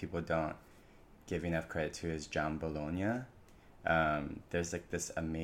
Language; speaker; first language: English; native; English